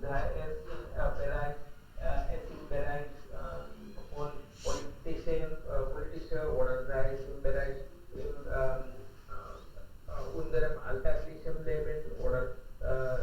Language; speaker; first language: German; non-native, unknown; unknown